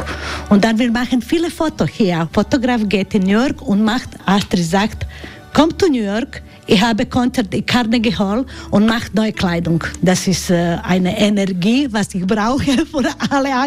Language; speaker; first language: German; non-native, learner; Croatian